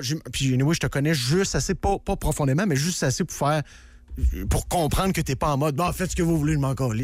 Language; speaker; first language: French; native; French